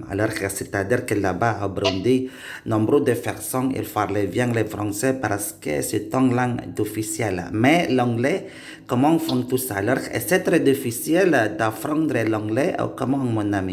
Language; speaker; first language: French; non-native, learner; Indonesian